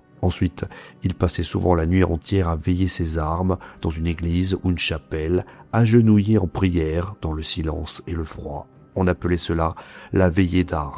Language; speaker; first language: French; native; French